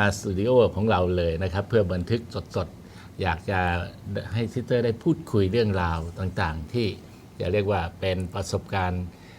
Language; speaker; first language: Thai; native; Thai